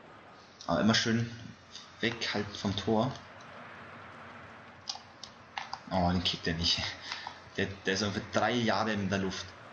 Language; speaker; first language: German; native; German